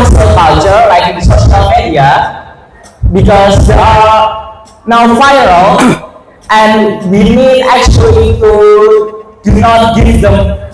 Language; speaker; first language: English; non-native, fluent; Indonesian